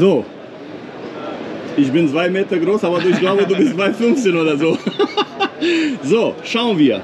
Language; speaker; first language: German; non-native, fluent; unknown